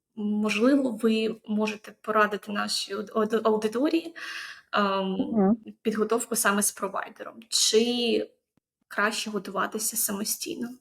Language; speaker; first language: Ukrainian; native; Ukrainian